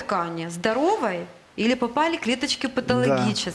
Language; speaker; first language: Russian; native; Russian